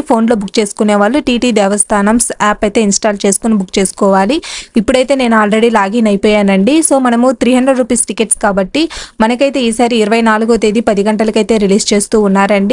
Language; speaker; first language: Telugu; native; Telugu